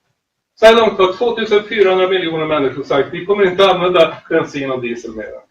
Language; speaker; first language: Swedish; native; Swedish